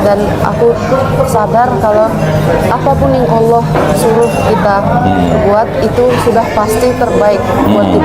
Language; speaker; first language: Indonesian; non-native, fluent; Finnish